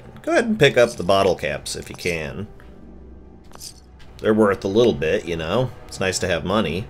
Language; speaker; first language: English; native; English